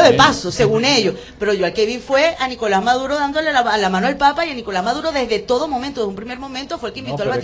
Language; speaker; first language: Spanish; native; Spanish